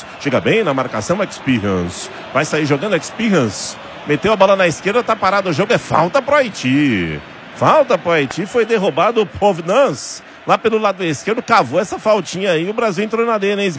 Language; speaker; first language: Portuguese; native; Portuguese